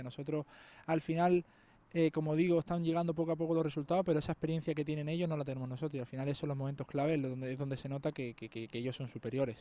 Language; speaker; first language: Spanish; native; Spanish